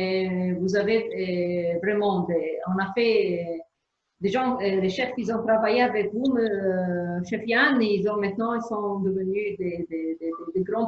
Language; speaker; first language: French; non-native, fluent; Arabic